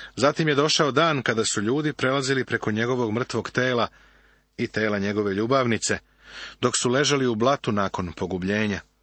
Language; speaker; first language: Serbian; native; Serbian